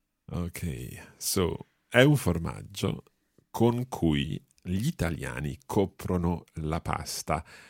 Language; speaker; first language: Italian; non-native, fluent; English